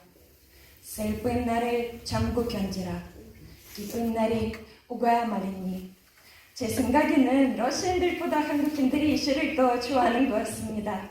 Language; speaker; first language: Korean; non-native, learner; Russian